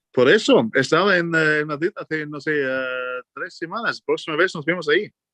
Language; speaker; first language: Spanish; non-native, fluent; German